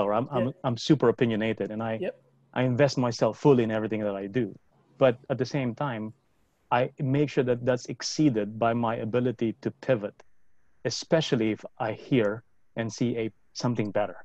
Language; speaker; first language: English; non-native, local second language; Filipino